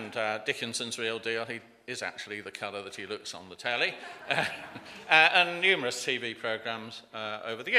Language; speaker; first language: English; native; English